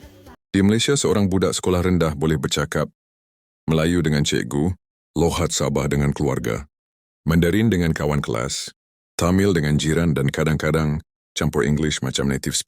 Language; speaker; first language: Malay; native; Malay